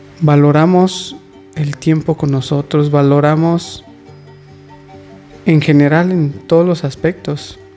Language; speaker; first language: Spanish; native; Spanish